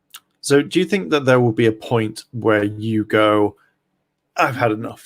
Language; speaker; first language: English; native; English